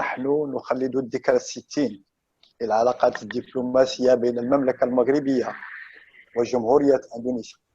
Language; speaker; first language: Arabic; native; Arabic